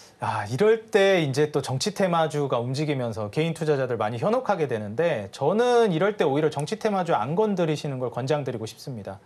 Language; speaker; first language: Korean; native; Korean